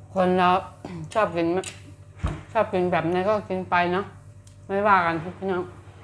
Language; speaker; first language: Thai; native; Thai